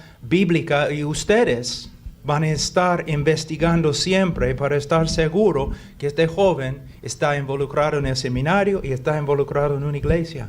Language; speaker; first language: Spanish; non-native, fluent; English